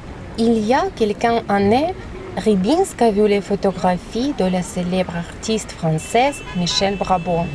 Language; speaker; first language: French; non-native, fluent; Russian